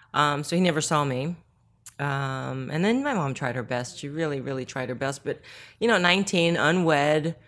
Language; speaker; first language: English; early bilingual, other home language; Korean